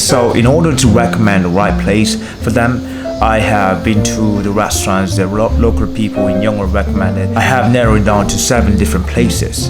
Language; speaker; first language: English; non-native, learner; Korean